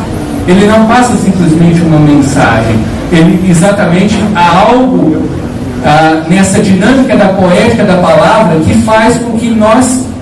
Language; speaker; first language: Portuguese; native; Portuguese